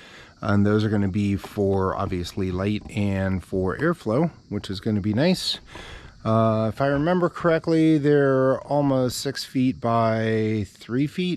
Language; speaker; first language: English; native; English